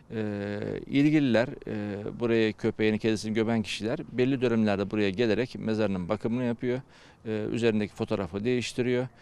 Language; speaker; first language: Turkish; native; Turkish